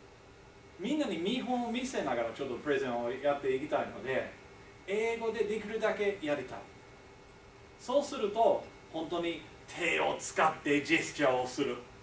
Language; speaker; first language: Japanese; non-native, fluent; English